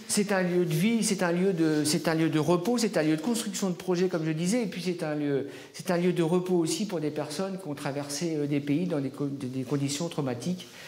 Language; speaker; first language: French; native; French